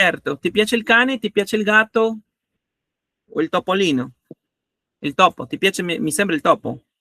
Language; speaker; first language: Italian; non-native, learner; Spanish